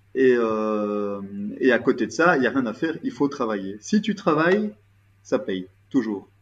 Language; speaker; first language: French; native; French